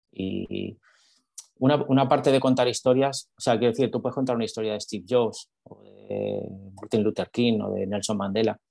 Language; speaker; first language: Spanish; native; Spanish